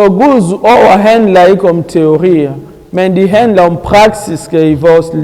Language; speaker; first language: Danish; non-native, learner; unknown